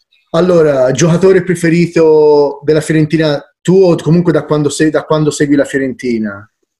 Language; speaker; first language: Italian; native; Italian